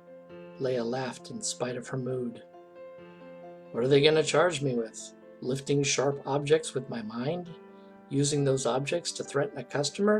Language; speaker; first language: English; native; English